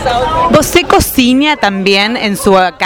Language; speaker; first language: Portuguese; non-native, fluent; Spanish